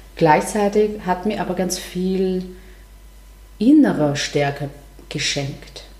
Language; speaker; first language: German; non-native, fluent; Chinese